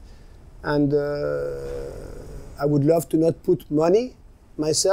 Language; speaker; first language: English; non-native, fluent; French